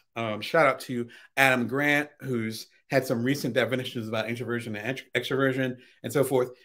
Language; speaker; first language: English; native; English